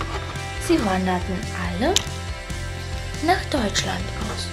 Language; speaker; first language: German; early bilingual, other home language; Russian